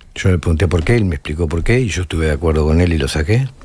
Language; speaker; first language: Spanish; native; Spanish